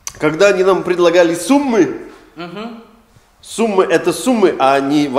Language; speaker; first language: Russian; native; Russian